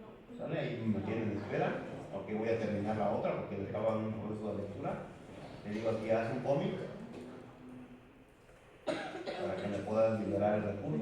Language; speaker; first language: Spanish; native; Spanish